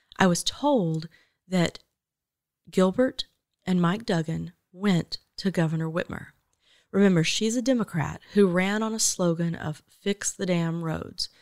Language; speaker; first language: English; native; English